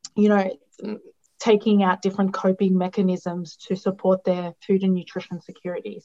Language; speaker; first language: English; non-native, local second language; Greek